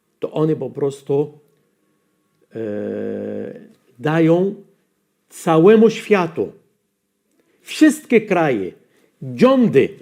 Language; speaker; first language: Polish; non-native, learner; Arabic